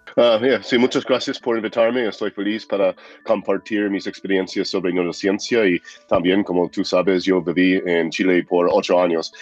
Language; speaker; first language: Spanish; non-native, fluent; English